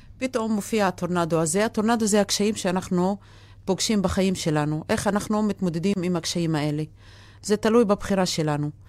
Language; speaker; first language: Hebrew; non-native, local second language; Arabic